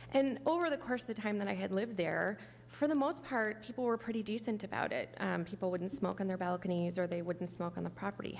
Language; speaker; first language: English; native; English